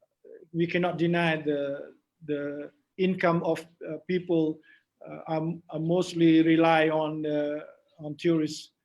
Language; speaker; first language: English; non-native, learner; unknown